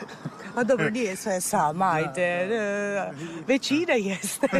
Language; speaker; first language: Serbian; non-native, fluent; Italian